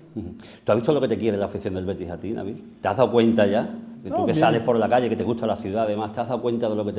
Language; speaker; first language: Spanish; native; Spanish